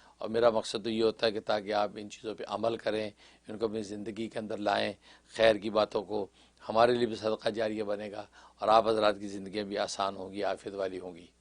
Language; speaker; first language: Urdu; native; Urdu